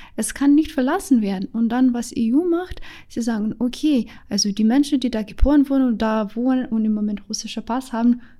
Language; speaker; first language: German; non-native, fluent; Russian